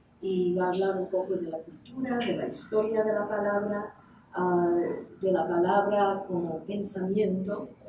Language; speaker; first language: Spanish; non-native, fluent; English